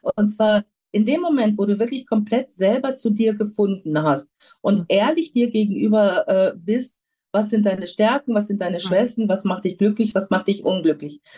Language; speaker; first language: German; native; German